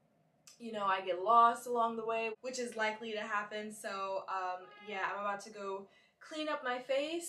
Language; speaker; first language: English; native; English